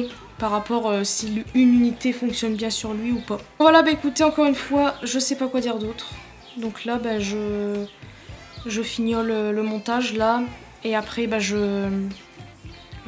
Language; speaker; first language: French; native; French